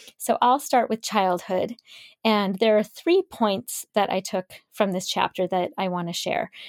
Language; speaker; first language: English; native; English